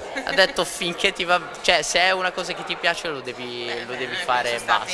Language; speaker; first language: Italian; native; Italian